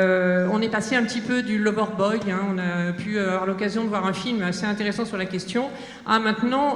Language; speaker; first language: French; native; French